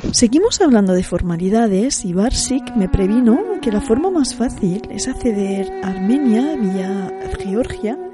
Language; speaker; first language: Spanish; native; Spanish